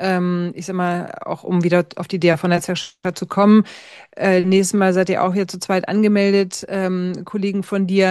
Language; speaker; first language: German; native; German